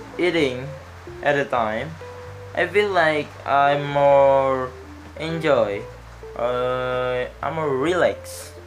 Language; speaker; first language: English; non-native, learner; Indonesian